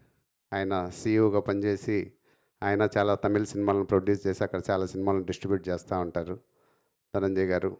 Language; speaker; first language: Telugu; non-native, learner; Tamil